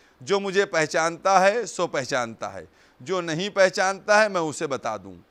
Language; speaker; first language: Urdu; native; Urdu